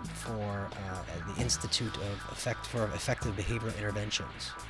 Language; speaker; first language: English; native; English